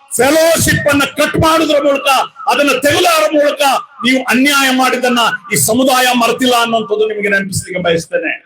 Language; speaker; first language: Kannada; non-native, local second language; Urdu